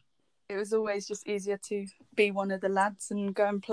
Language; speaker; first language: English; native; English